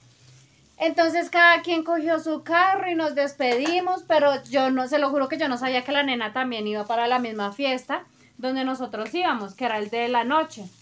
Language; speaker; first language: Spanish; native; Spanish